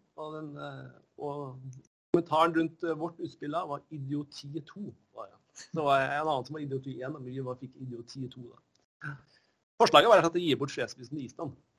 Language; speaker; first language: Norwegian; native; Norwegian